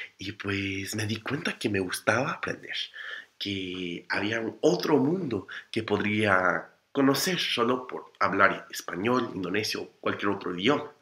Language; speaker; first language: Spanish; non-native, fluent; English